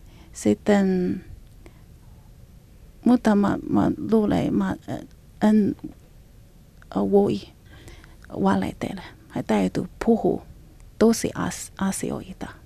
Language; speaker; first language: Finnish; non-native, learner; Chinese